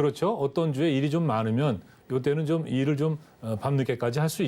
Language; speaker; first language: Korean; native; Korean